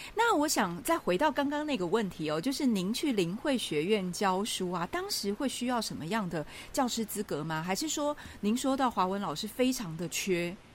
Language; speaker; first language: Chinese; native; Chinese